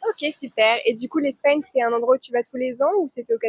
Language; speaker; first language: French; native; French